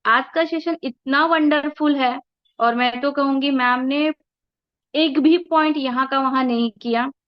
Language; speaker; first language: Hindi; non-native, local second language; Marathi